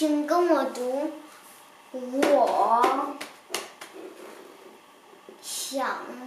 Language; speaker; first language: Chinese; early bilingual, heritage; Chinese